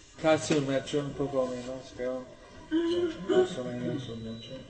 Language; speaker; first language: Spanish; non-native, learner; English